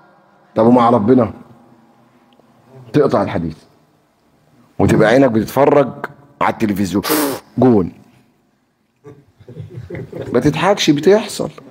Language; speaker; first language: Arabic; native; Arabic